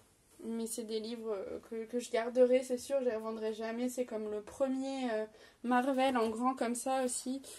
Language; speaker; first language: French; native; French